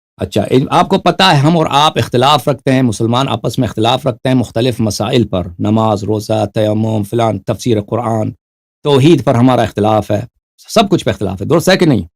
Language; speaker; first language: Urdu; non-native, fluent; Persian